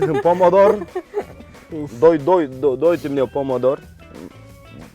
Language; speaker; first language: Russian; native; Russian